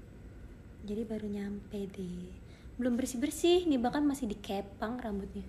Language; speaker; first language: Indonesian; native; Indonesian